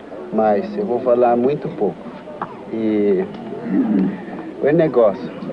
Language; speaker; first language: Portuguese; non-native, local second language; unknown